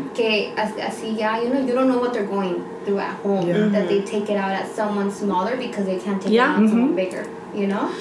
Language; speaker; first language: English; native; English